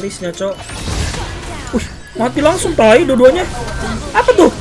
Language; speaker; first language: Indonesian; native; Indonesian